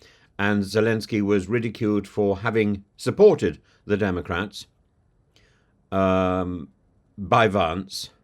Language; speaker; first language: English; native; English